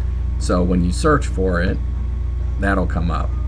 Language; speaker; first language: English; native; English